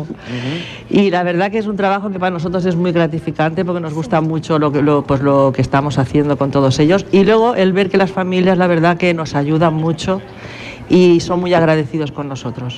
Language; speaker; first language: Spanish; native; Spanish